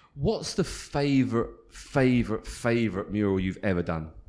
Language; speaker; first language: English; native; English